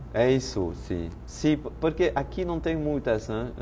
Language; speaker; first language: Portuguese; non-native, fluent; French